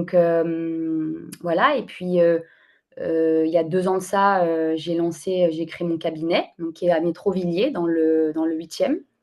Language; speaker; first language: French; native; French